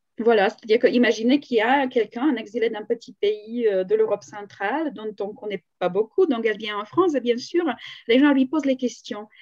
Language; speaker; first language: French; non-native, fluent; Slovak